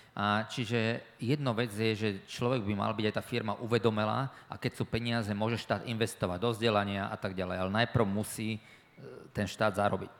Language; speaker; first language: Slovak; native; Slovak